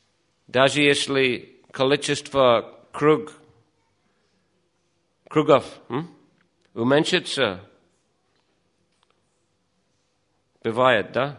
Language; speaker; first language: Russian; non-native, fluent; English